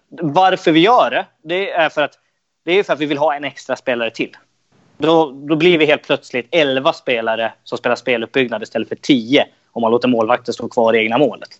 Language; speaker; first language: Swedish; native; Swedish